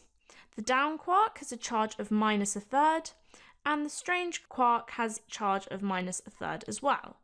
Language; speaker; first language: English; native; English